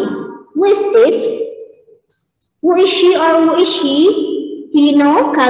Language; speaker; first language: English; non-native, learner; Indonesian